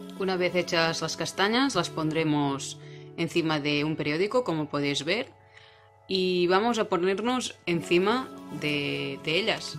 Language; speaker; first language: Spanish; non-native, local second language; Catalan